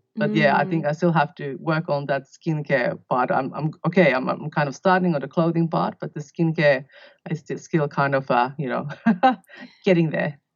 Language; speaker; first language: English; non-native, fluent; Finnish